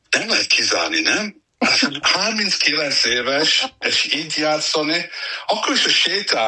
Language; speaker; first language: Hungarian; non-native, learner; English